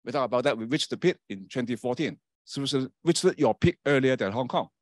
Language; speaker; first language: English; non-native, local second language; Chinese